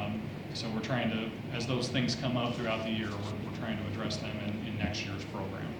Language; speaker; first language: English; native; English